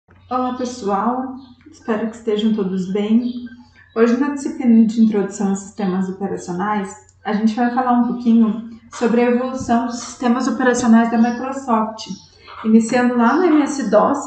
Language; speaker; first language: Portuguese; native; Portuguese